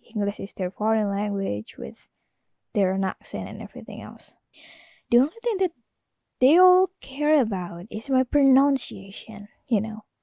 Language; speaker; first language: English; non-native, learner; Indonesian